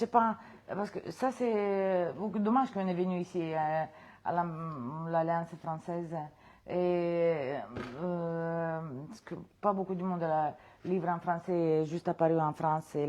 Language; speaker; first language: French; non-native, fluent; Romanian